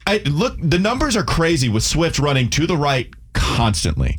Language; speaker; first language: English; native; English